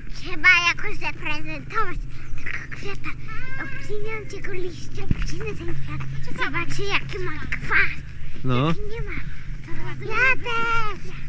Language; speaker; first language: Polish; early bilingual, heritage; Polish